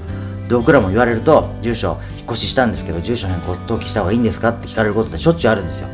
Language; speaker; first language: Japanese; native; Japanese